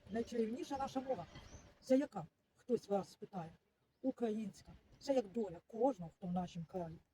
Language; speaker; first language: Ukrainian; non-native, local second language; Russian